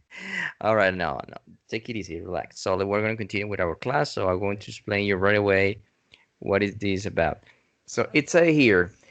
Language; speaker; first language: English; non-native, fluent; Spanish